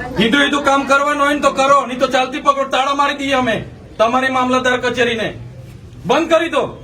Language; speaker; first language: Gujarati; non-native, local second language; Vasavi